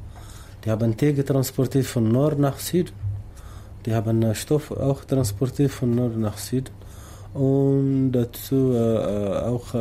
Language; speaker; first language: German; non-native, learner; Tamasheq